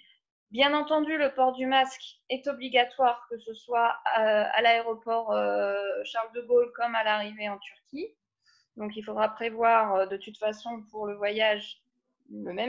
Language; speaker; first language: French; native; French